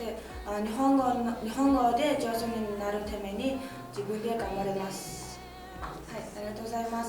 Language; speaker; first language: Japanese; non-native, learner; Mongolian